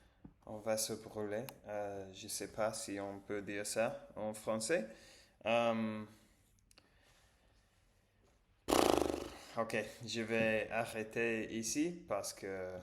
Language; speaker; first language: French; non-native, learner; English